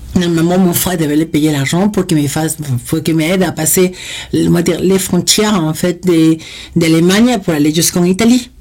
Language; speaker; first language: French; non-native, fluent; Spanish